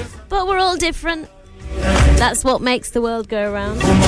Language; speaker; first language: English; early bilingual, other home language; Urdu